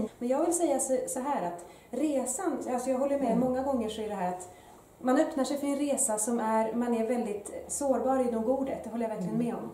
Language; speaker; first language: Swedish; early bilingual, other home language; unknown